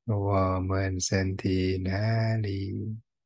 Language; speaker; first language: Chinese; non-native, fluent; Thai